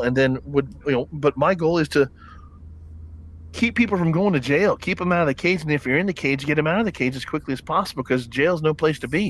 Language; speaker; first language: English; native; English